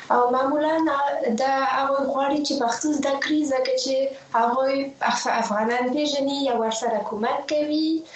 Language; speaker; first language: Pashto; non-native, fluent; French